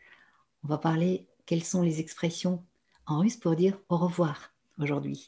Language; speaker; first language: French; non-native, fluent; Russian